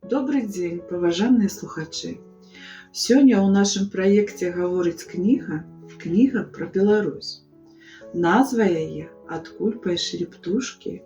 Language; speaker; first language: Belarusian; native; Belarusian